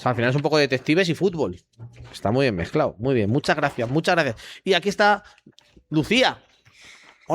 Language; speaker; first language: Spanish; native; Spanish